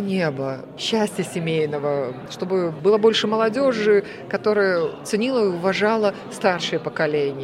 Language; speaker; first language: Russian; native; Russian